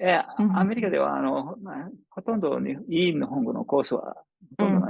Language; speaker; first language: Japanese; non-native, fluent; English